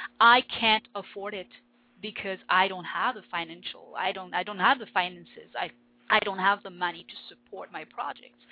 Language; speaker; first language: English; non-native, fluent; French